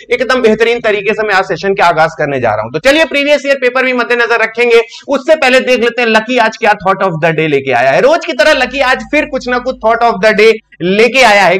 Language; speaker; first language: Hindi; native; Hindi